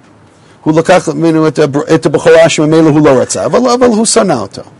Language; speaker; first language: Hebrew; non-native, fluent; English